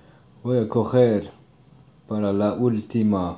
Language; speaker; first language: Spanish; non-native, learner; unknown